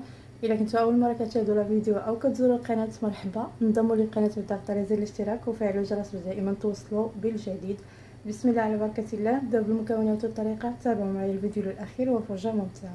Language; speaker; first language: Arabic; native; Arabic